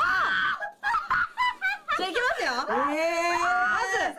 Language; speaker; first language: Japanese; native; Japanese